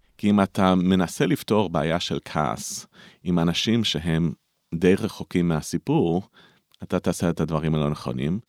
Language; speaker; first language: Hebrew; non-native, fluent; English